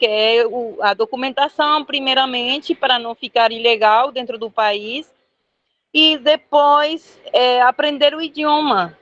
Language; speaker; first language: Portuguese; non-native, fluent; Spanish